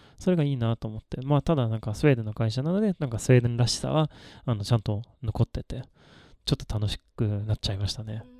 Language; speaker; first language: Japanese; non-native, fluent; Swedish